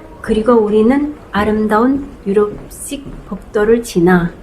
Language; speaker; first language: Korean; non-native, fluent; Chinese